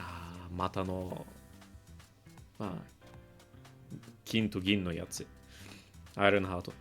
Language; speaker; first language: Japanese; non-native, learner; English